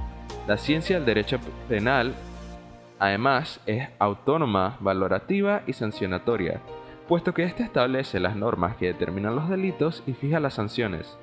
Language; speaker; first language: Spanish; native; Spanish